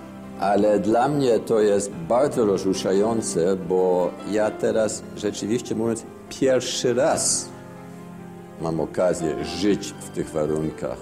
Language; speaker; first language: Polish; early bilingual, heritage; Polish